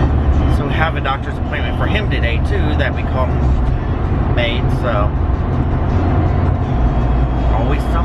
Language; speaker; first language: English; native; English